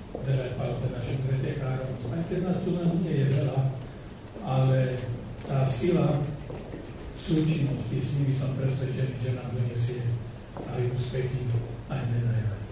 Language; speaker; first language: Slovak; native; Slovak